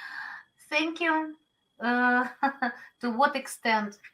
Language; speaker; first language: English; non-native, learner; Ukrainian